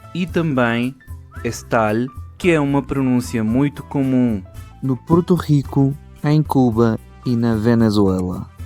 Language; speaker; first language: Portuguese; non-native, fluent; Spanish